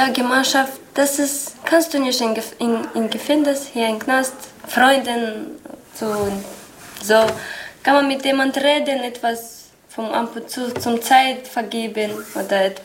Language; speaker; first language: German; non-native, learner; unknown